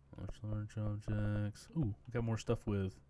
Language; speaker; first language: English; native; English